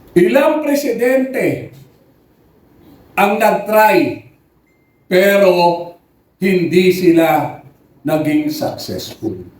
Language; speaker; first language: Filipino; native; Filipino